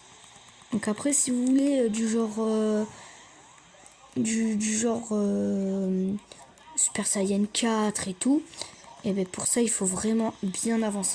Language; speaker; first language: French; native; French